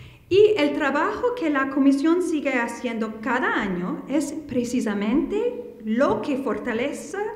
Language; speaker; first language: Spanish; non-native, fluent; English